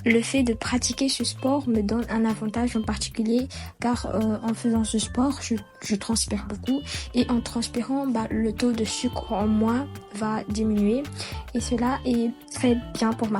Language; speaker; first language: French; non-native, local second language; Malagasy